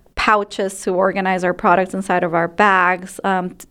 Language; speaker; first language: English; non-native, fluent; Spanish